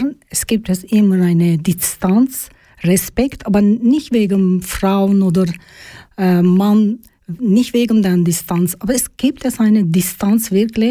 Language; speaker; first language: German; non-native, learner; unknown